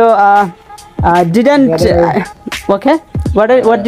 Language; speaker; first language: English; non-native, learner; Bangla